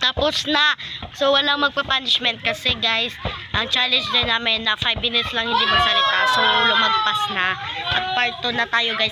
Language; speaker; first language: Filipino; non-native, local second language; Cebuano